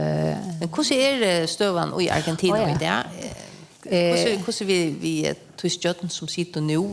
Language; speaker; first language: Danish; non-native, local second language; Faroese